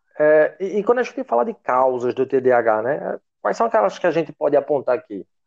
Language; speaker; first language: Portuguese; native; Portuguese